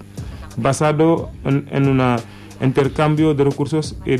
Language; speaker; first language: Spanish; non-native, learner; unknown